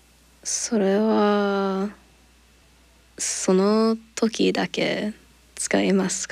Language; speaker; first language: Japanese; non-native, learner; English